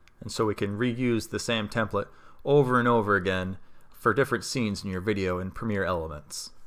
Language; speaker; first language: English; native; English